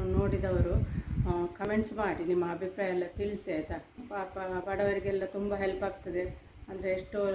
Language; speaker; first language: Kannada; non-native, local second language; Tulu